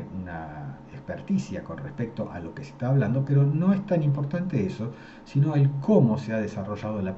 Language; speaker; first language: Spanish; native; Spanish